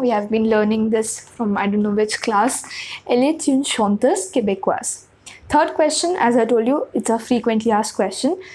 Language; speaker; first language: English; non-native, local second language; Hindi